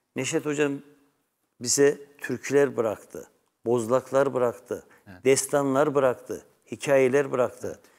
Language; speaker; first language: Turkish; native; Turkish